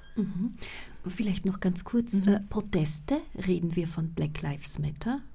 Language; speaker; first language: German; native; German